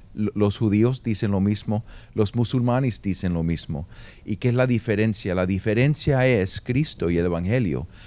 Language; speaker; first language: Spanish; early bilingual, heritage; Spanish